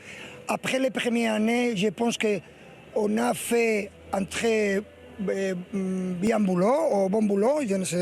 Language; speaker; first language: French; non-native, learner; Spanish